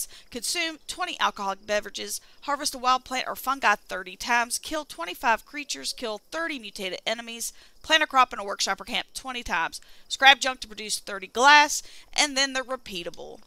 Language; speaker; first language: English; native; English